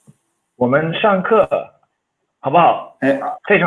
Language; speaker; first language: Chinese; non-native, fluent; Swedish